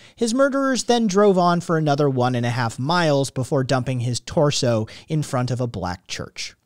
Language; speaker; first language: English; native; English